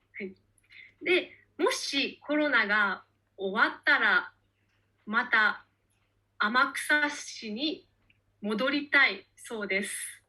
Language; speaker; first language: Japanese; native; Japanese